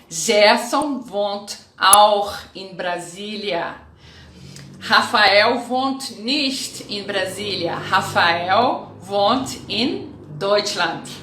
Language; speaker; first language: German; non-native, fluent; Portuguese